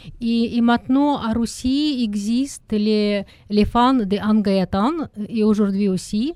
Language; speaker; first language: French; non-native, learner; Russian